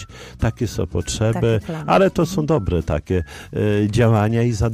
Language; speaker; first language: Polish; native; Polish